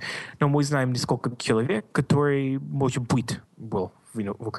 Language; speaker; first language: Russian; non-native, learner; English